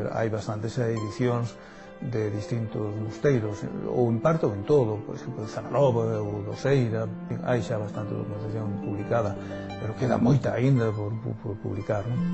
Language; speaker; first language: Galician; native; Galician